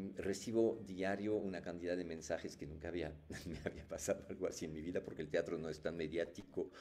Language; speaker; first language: Spanish; non-native, fluent; French